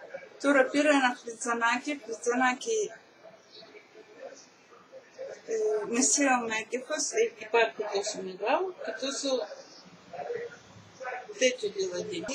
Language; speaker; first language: Greek; non-native, learner; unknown